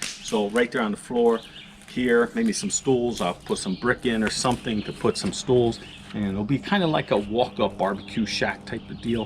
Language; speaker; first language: English; native; English